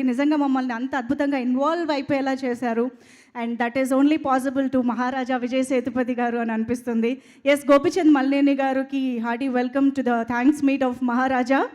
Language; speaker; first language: Telugu; native; Telugu